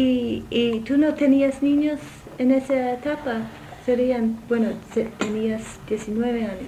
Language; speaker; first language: Spanish; non-native, fluent; English